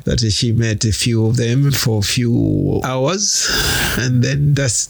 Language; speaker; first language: English; non-native, local second language; Swahili